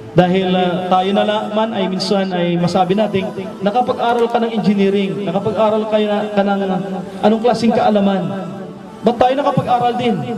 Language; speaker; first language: Filipino; non-native, local second language; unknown